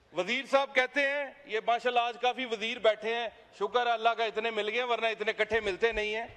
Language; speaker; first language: Urdu; non-native, local second language; Punjabi